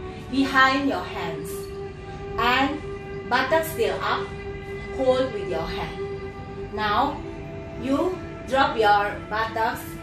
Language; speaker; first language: English; non-native, learner; Indonesian